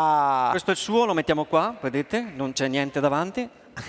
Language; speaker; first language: Italian; native; Italian